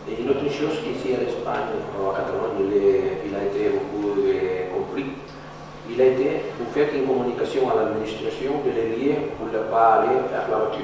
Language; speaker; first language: French; non-native, learner; Catalan